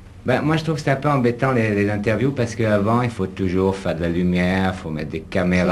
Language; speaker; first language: French; native; French